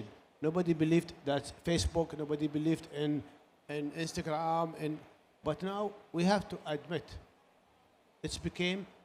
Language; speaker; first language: English; non-native, learner; Arabic